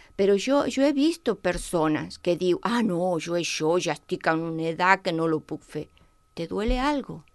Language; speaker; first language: Catalan; non-native, local second language; Spanish